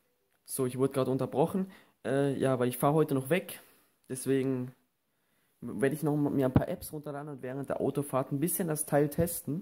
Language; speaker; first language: German; native; German